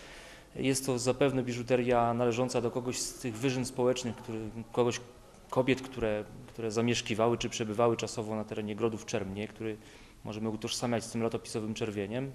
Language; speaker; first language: Polish; native; Polish